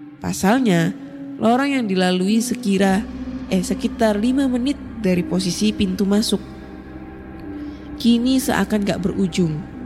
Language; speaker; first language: Indonesian; native; Indonesian